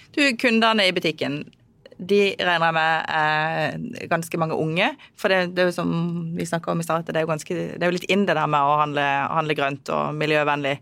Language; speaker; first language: Norwegian; native; Norwegian